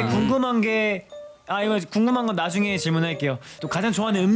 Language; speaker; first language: Korean; native; Korean